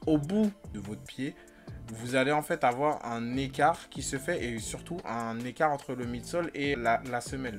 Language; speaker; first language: French; native; French